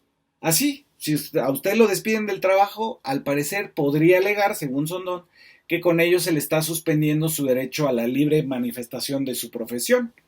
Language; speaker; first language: Spanish; native; Spanish